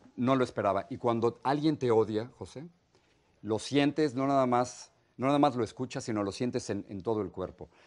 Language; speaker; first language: Spanish; native; Spanish